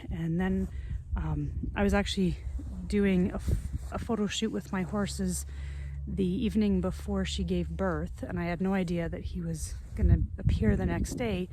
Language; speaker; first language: English; native; English